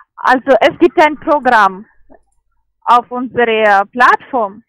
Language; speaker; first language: German; non-native, learner; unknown